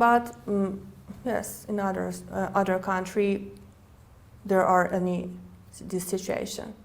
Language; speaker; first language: English; non-native, learner; Persian